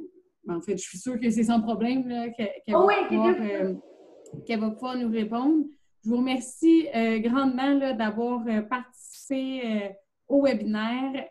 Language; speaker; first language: French; native; French